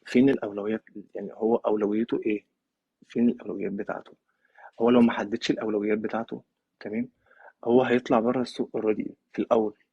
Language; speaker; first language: Egyptian Arabic; native; Egyptian Arabic